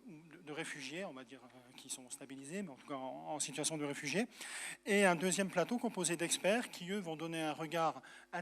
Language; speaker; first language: French; native; French